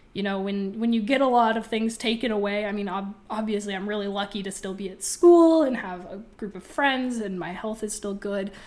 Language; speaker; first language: English; native; English